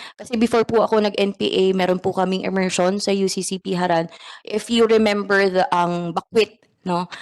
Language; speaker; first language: Filipino; non-native, local second language; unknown